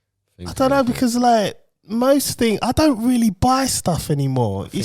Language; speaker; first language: English; native; English